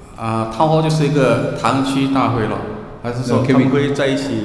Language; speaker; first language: Chinese; native; Chinese